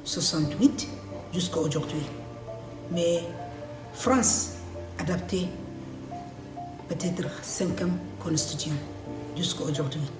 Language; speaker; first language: French; non-native, learner; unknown